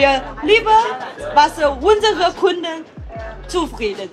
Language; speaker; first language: German; non-native, learner; Chinese